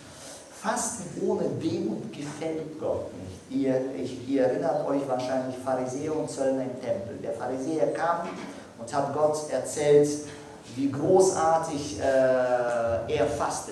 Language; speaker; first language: German; non-native, fluent; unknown